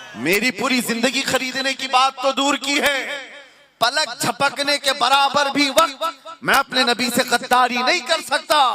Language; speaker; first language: Hindi; non-native, local second language; Urdu